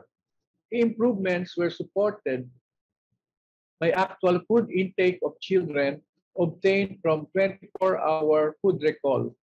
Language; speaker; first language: English; non-native, local second language; Filipino